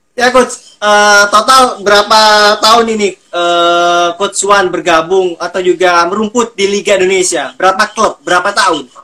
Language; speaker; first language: Indonesian; native; Indonesian